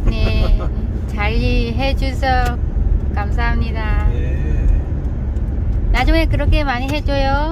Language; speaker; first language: Korean; non-native, learner; Vietnamese